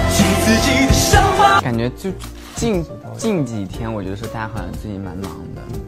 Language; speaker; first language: Chinese; native; Chinese